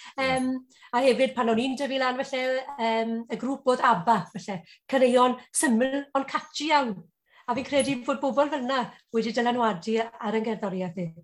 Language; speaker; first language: Welsh; native; Welsh